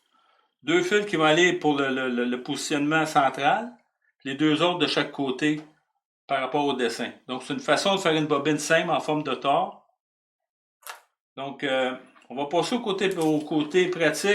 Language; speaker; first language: French; native; French